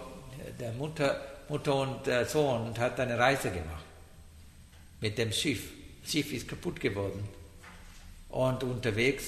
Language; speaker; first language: German; non-native, learner; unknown